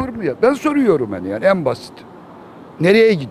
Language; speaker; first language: Turkish; native; Turkish